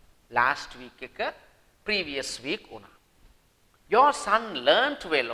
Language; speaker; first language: English; non-native, local second language; Sinhala